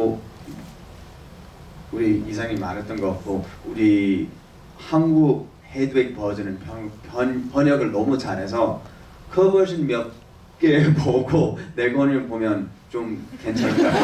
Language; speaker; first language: Korean; early bilingual, heritage; English